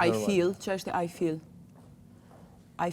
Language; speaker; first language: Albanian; non-native, learner; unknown